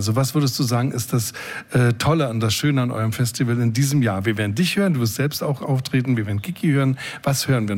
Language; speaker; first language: German; native; German